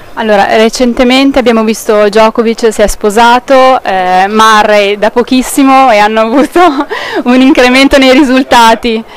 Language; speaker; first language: Italian; native; Italian